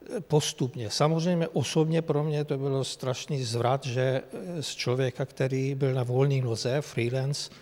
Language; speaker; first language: Czech; non-native, fluent; Hungarian